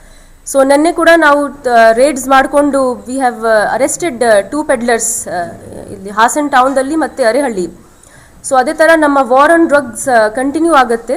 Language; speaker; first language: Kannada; non-native, fluent; Hindi